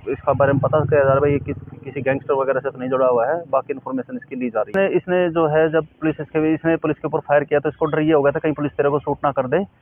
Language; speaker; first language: Hindi; native; Hindi